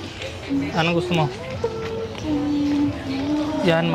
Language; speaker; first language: Filipino; non-native, learner; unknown